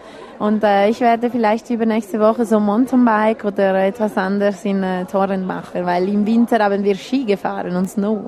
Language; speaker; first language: German; non-native, local second language; Italian